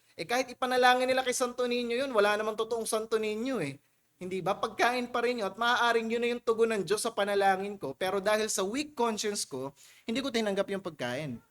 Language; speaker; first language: Filipino; native; Filipino